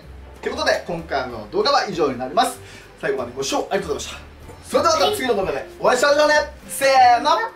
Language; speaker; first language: Japanese; native; Japanese